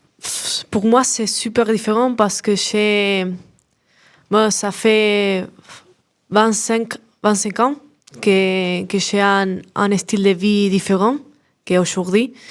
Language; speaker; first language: French; non-native, learner; Spanish